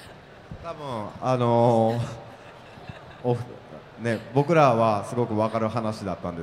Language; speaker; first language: Japanese; native; Japanese